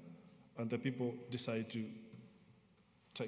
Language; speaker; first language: English; non-native, local second language; Nyanja